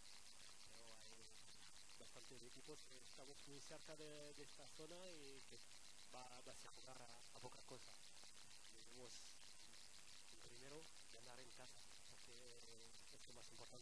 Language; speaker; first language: Spanish; non-native, fluent; French